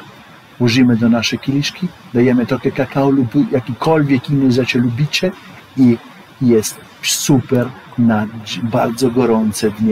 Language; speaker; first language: Polish; non-native, learner; Italian